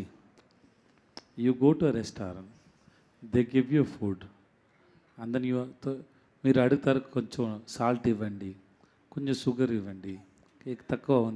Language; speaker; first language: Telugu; non-native, learner; Tamil